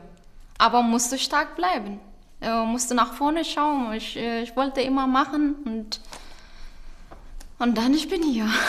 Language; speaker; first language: German; non-native, learner; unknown